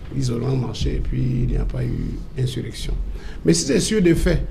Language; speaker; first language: French; non-native, local second language; English